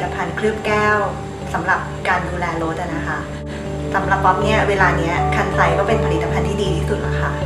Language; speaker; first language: Thai; native; Thai